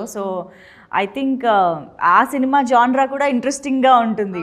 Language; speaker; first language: Telugu; native; Telugu